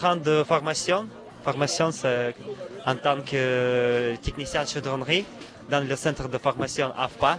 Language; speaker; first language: French; non-native, learner; Russian